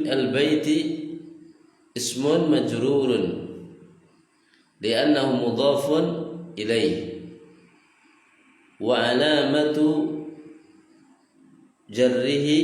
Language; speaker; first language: Arabic; non-native, fluent; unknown